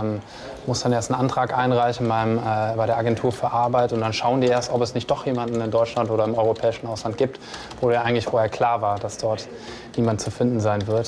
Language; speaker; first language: German; native; German